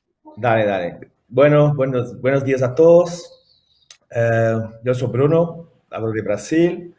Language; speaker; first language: Spanish; non-native, local second language; Portuguese